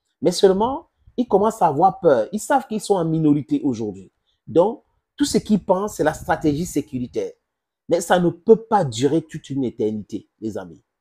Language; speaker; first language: French; non-native, local second language; English